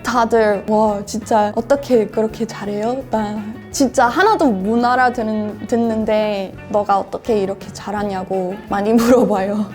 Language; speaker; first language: Korean; non-native, fluent; English